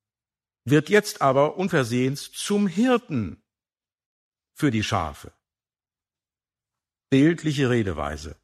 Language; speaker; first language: German; native; German